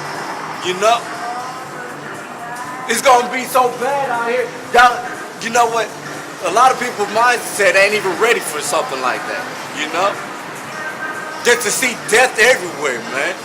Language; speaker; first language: English; native; English